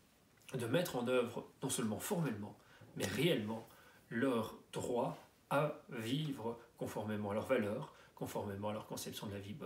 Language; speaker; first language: French; native; French